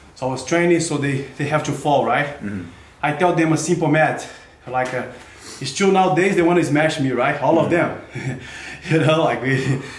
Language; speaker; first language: English; non-native, learner; Portuguese